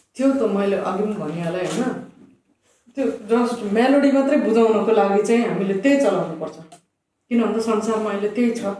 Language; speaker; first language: Nepali; non-native, local second language; Limbu